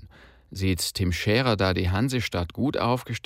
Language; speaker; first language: German; native; German